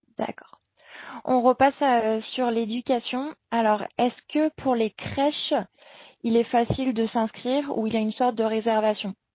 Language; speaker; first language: French; native; French